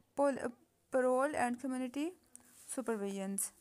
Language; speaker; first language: English; non-native, local second language; Urdu